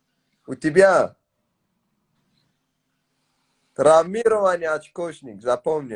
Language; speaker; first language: Russian; non-native, learner; Tajik